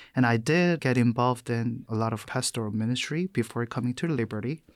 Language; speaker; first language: English; non-native, fluent; Korean